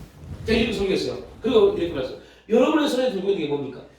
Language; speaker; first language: Korean; native; Korean